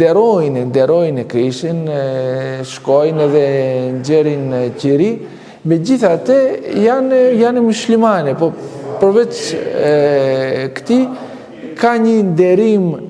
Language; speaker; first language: Albanian; non-native, fluent; Greek